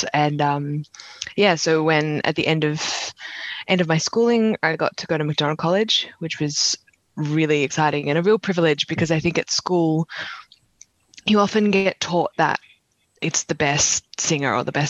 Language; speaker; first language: English; native; English